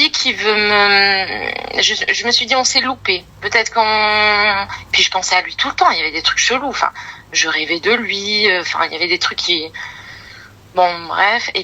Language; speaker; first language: French; native; French